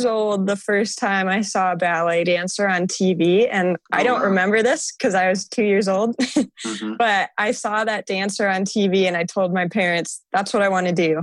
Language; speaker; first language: English; native; English